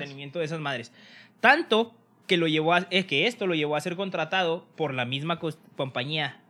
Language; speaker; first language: Spanish; native; Spanish